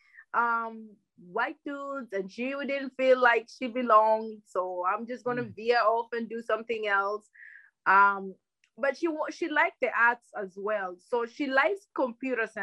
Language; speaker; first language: English; non-native, local second language; Luyia